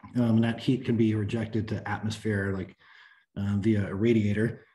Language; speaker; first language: English; native; English